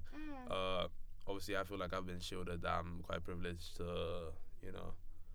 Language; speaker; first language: English; non-native, local second language; Yoruba